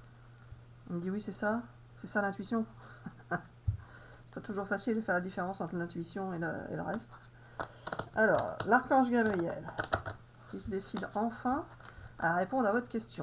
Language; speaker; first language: French; native; French